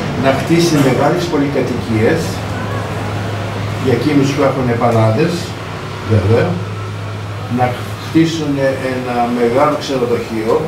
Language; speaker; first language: Greek; early bilingual, heritage; Greek